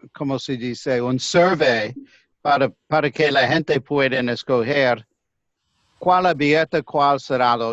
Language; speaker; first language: Spanish; non-native, fluent; English